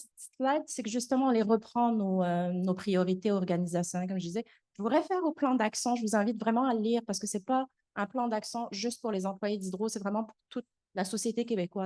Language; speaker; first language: French; native; French